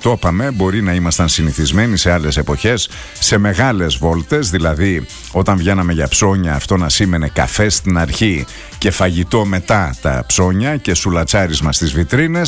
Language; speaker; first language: Greek; native; Greek